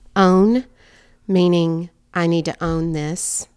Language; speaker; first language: English; native; English